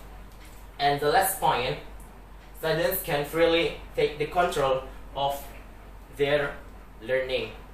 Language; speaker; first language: English; non-native, learner; Indonesian